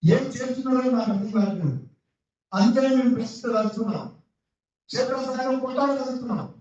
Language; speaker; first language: Telugu; non-native, local second language; Lambadi